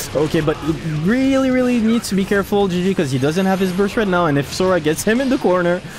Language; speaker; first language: English; non-native, fluent; French